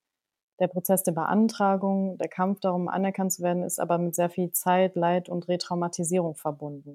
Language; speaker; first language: German; native; German